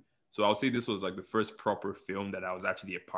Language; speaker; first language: English; non-native, local second language; Yoruba